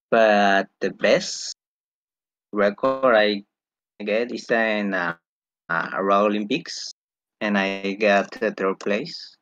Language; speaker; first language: English; non-native, fluent; Spanish